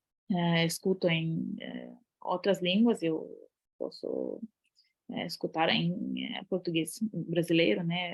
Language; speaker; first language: Portuguese; non-native, fluent; Ukrainian